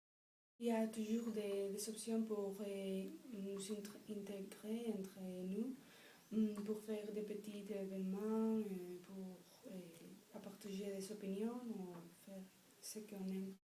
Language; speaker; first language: French; non-native, fluent; Spanish